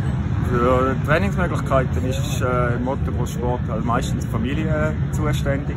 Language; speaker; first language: German; native; German